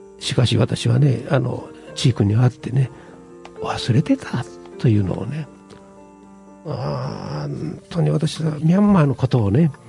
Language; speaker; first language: Japanese; native; Japanese